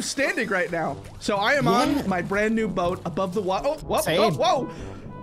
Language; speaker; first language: English; native; English